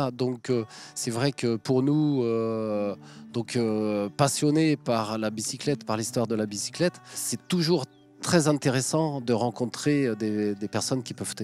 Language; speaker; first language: French; native; French